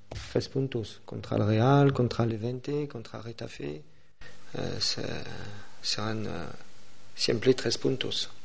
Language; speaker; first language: Spanish; non-native, learner; French